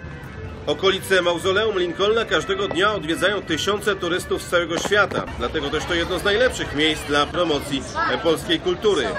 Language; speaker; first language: Polish; native; Polish